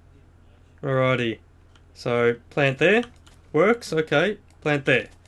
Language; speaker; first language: English; native; English